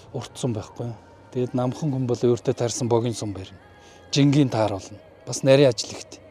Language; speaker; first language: Mongolian; native; Mongolian